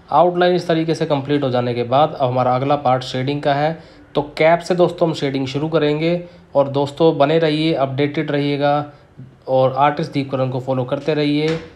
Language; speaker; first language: Hindi; native; Hindi